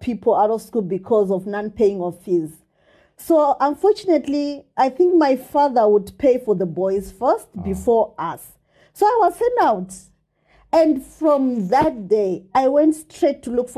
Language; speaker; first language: English; non-native, local second language; Shona